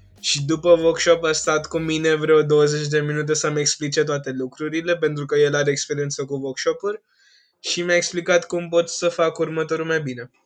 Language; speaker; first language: Romanian; non-native, fluent; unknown